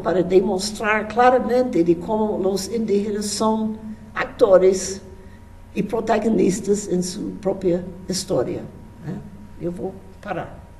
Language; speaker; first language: Spanish; non-native, fluent; English